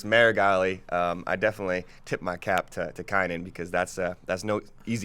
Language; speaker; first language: English; native; English